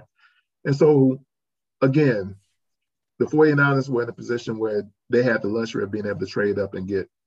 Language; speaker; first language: English; native; English